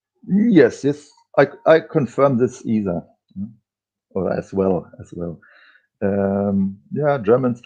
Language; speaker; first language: English; non-native, fluent; German